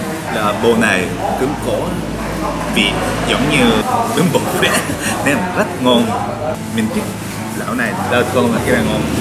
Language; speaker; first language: Vietnamese; non-native, learner; Japanese